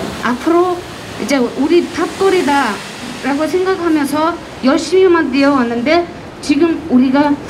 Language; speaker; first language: Korean; non-native, fluent; Mongolian